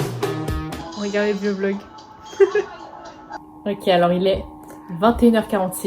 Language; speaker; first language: French; native; French